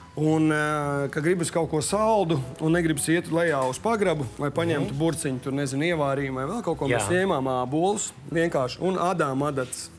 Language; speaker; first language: Latvian; native; Latvian